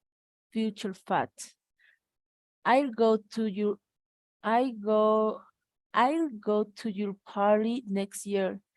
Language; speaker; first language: English; non-native, learner; Spanish